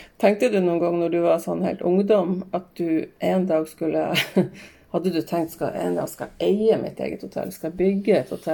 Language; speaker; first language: Norwegian; native; Norwegian